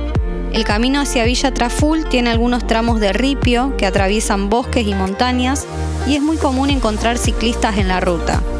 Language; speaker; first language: Spanish; native; Spanish